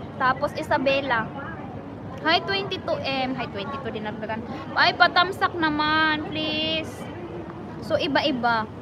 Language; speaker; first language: Filipino; non-native, local second language; Cebuano